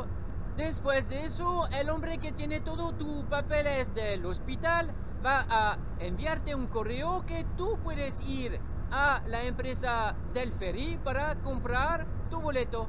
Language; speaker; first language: Spanish; non-native, learner; French